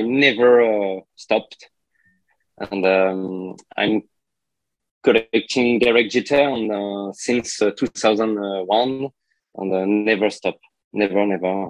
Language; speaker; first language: English; non-native, learner; French